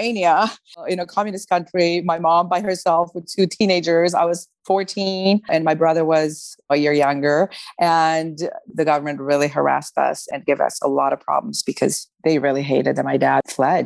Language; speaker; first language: English; non-native, fluent; Romanian